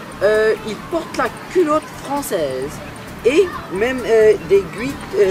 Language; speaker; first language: French; non-native, learner; English